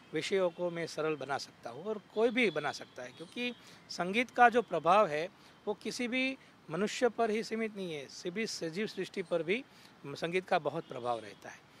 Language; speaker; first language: Hindi; non-native, local second language; Gujarati